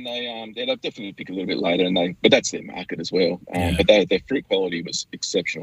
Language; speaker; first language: English; native; English